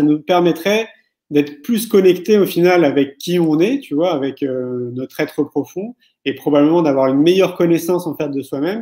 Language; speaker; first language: French; native; French